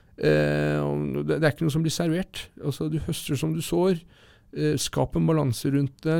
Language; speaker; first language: Norwegian; early bilingual, other home language; Persian